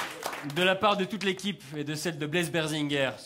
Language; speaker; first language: French; native; French